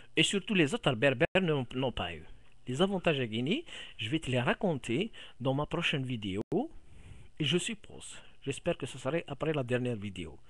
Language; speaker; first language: French; non-native, local second language; Kabyle